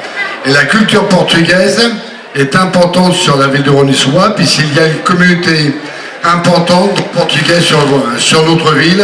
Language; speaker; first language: French; native; French